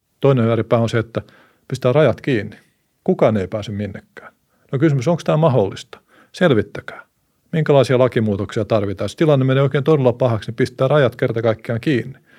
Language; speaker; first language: Finnish; native; Finnish